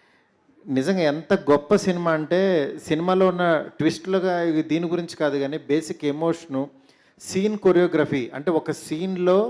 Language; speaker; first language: Telugu; native; Telugu